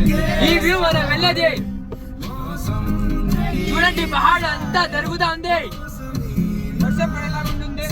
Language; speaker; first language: Telugu; non-native, local second language; Urdu